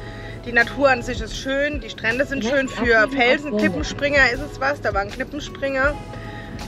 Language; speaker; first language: German; native; German